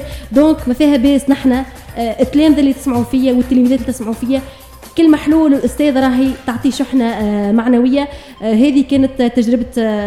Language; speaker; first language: Arabic; native; Arabic